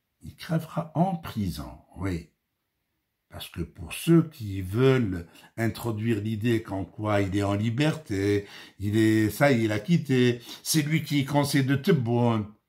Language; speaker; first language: French; non-native, local second language; Arabic